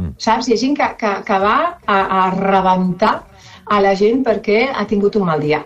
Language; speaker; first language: Catalan; non-native, local second language; Spanish